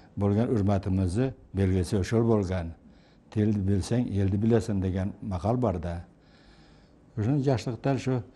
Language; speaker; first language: Kyrgyz; non-native, local second language; Uzbek